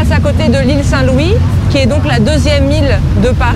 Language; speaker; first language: French; native; French